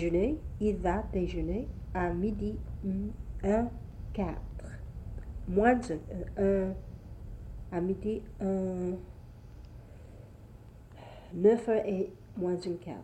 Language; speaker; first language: French; non-native, learner; English